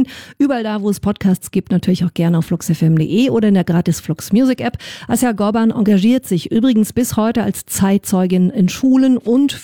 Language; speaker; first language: German; native; German